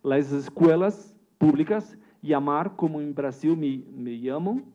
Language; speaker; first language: Spanish; non-native, learner; Portuguese